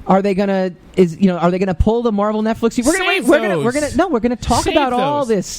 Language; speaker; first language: English; native; English